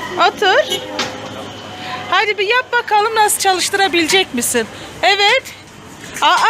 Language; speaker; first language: Turkish; native; Turkish